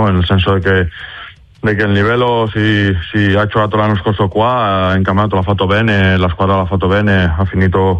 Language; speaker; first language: Italian; non-native, learner; Spanish